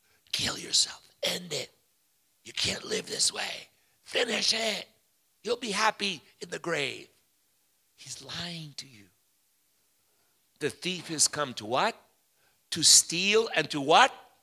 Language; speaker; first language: English; early bilingual, other home language; Ukrainian